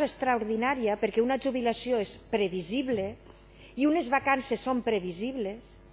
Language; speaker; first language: Catalan; native; Catalan